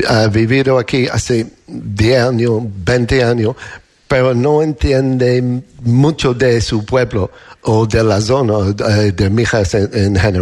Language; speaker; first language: Spanish; non-native, learner; English